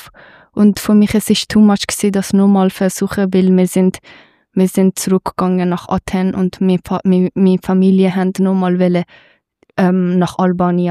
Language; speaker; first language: German; non-native, fluent; Persian